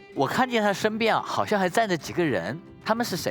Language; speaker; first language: Chinese; native; Chinese